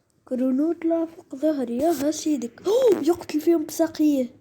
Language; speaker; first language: Arabic; native; Arabic